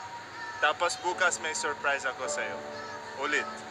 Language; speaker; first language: Filipino; non-native, learner; Arabic